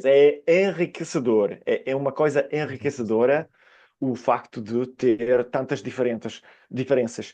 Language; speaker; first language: Portuguese; non-native, fluent; Italian